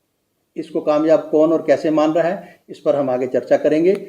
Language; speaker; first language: Hindi; native; Hindi